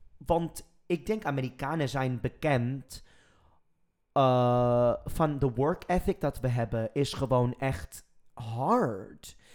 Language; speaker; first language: Dutch; non-native, fluent; English